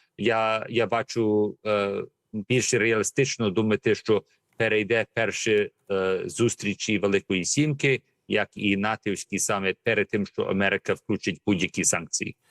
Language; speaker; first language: Ukrainian; early bilingual, heritage; Ukrainian